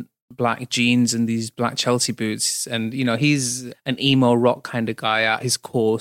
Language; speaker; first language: English; native; English